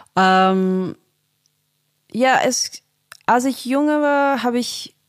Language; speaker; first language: German; non-native, fluent; English